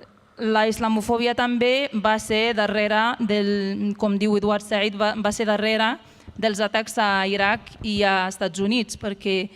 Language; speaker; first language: Catalan; non-native, fluent; Arabic